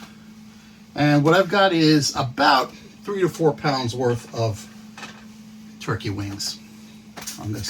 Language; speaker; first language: English; native; English